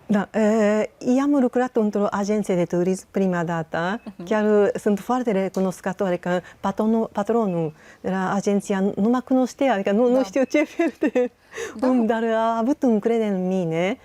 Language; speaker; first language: Romanian; non-native, learner; Japanese